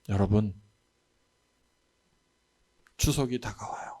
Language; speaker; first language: Korean; native; Korean